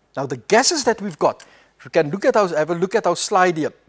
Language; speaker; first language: English; non-native, local second language; Afrikaans